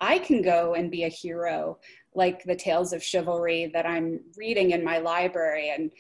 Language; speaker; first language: English; native; English